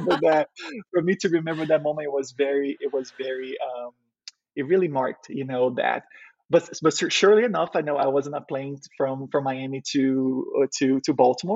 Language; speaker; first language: English; non-native, fluent; Portuguese